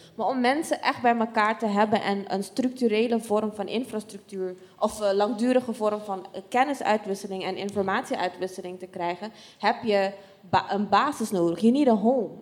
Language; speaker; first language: Dutch; non-native, local second language; Papiamento